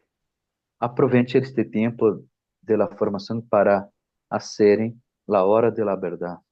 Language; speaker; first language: Spanish; non-native, fluent; Portuguese